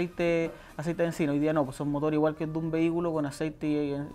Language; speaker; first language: Spanish; native; Spanish